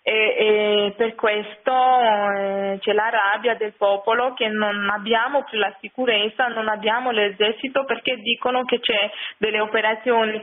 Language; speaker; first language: Italian; non-native, fluent; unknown